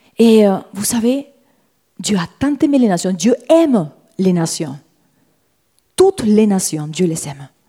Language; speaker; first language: French; non-native, fluent; Spanish